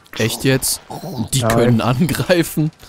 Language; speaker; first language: German; native; German